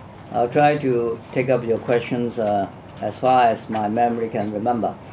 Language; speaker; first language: English; non-native, local second language; Cantonese